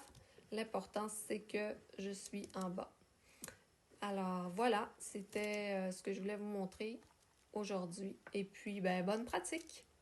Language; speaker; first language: French; native; French